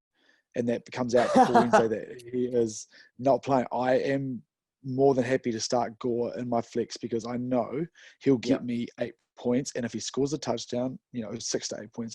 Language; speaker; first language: English; native; English